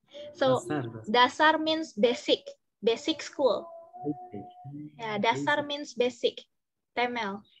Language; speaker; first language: English; non-native, fluent; Indonesian